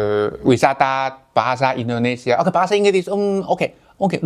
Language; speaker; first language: Indonesian; non-native, learner; Chinese